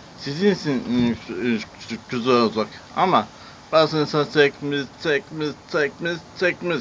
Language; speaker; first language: Turkish; non-native, learner; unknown